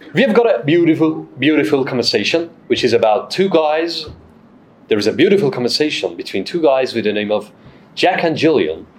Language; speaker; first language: English; non-native, fluent; Persian